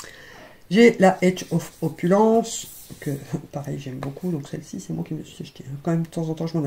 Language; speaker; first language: French; native; French